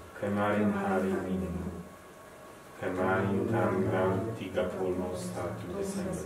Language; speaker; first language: Indonesian; non-native, learner; Polish